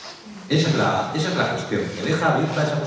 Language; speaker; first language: Spanish; native; Spanish